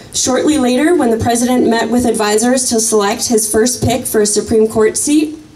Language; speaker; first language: English; native; English